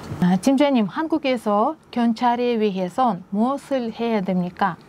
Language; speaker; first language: Korean; non-native, learner; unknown